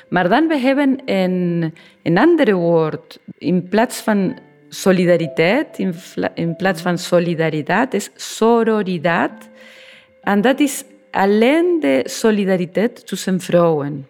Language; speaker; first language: Dutch; non-native, learner; Spanish